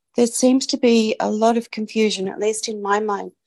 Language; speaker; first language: English; native; English